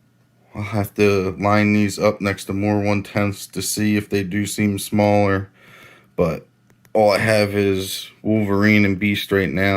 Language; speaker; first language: English; native; English